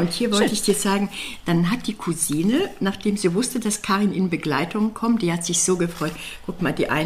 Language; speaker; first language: German; native; German